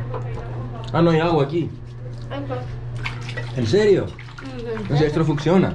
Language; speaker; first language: Spanish; non-native, learner; Greek